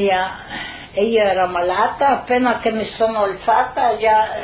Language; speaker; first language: Italian; non-native, local second language; Slovenian